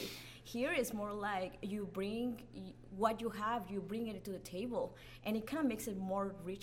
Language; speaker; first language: English; non-native, fluent; Spanish